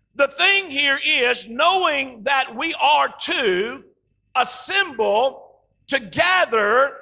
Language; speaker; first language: English; native; English